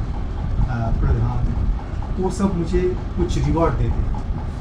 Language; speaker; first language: Hindi; non-native, local second language; Bangla